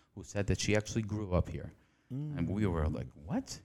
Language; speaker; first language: English; non-native, fluent; Spanish